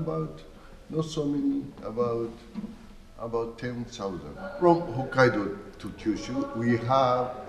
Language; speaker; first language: English; non-native, learner; Japanese